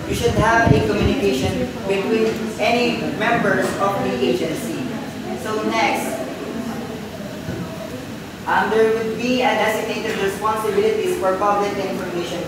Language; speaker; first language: English; non-native, local second language; Filipino